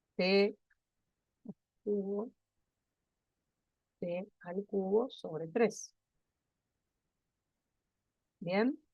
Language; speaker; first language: Spanish; native; Spanish